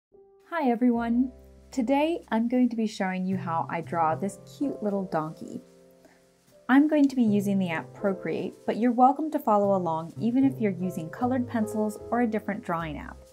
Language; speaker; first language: English; native; English